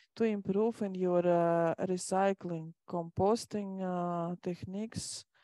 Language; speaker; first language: English; non-native, fluent; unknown